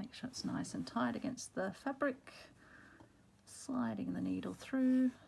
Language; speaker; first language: English; native; English